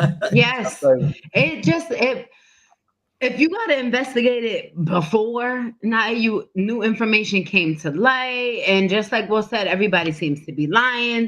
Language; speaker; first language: English; native; English